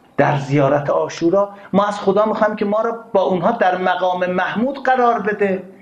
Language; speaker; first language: Persian; native; Persian